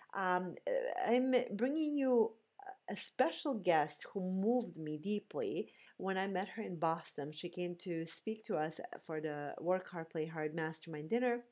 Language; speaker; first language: English; non-native, fluent; Bosnian